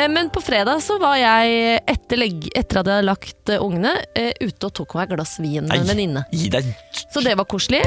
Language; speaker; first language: Norwegian; native; Norwegian